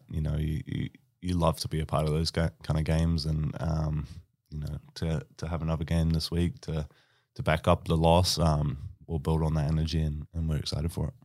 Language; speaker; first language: English; native; English